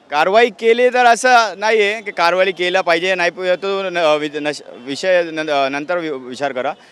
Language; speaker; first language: Marathi; non-native, local second language; Urdu